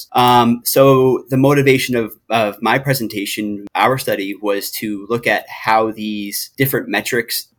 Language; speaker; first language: English; native; English